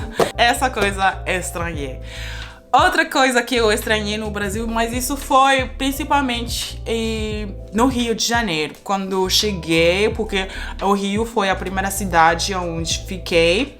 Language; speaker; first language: Portuguese; non-native, fluent; Spanish